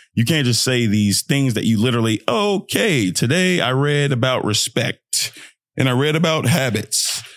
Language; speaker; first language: English; early bilingual, other home language; Yoruba